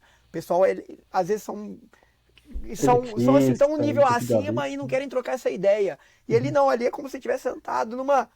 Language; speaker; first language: Portuguese; native; Portuguese